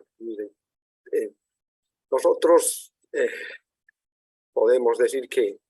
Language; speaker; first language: Spanish; native; Spanish